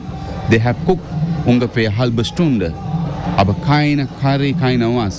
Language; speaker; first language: German; non-native, learner; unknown